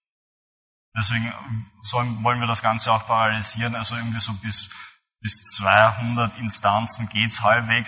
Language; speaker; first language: German; native; German